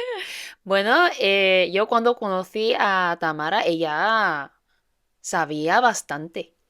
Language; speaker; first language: Spanish; non-native, fluent; Korean